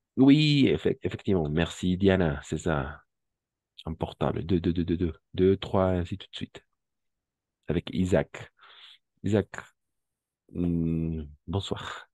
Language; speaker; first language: French; non-native, fluent; Spanish